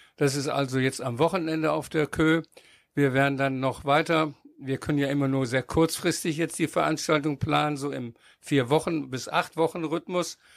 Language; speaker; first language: German; native; German